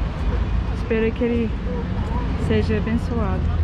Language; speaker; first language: Portuguese; non-native, fluent; English